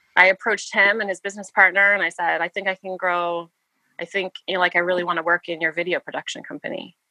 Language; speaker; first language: English; native; English